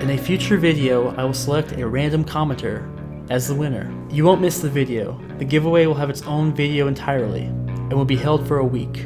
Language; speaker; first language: English; native; English